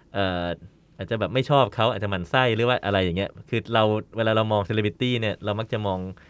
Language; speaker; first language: Thai; native; Thai